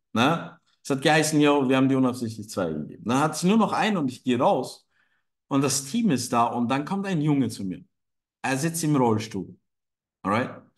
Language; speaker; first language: German; non-native, fluent; Turkish